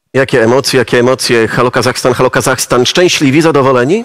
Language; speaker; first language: Polish; native; Polish